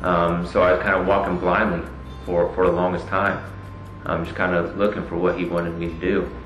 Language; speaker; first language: English; native; English